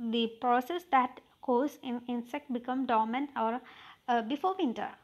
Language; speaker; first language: English; non-native, local second language; Malayalam